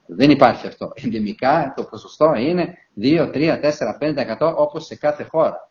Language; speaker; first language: Greek; non-native, fluent; Italian